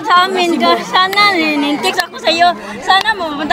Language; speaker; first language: Filipino; non-native, local second language; Cebuano